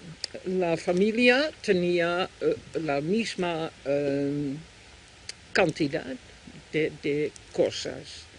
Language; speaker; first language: Spanish; non-native, fluent; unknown